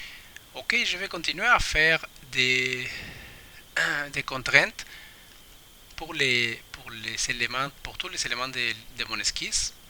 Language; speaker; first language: French; non-native, fluent; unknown